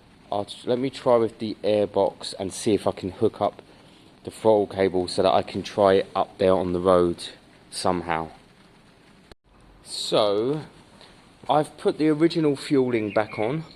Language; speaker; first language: English; native; English